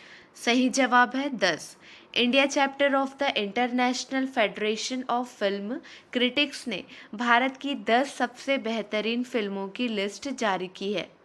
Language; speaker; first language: Hindi; native; Hindi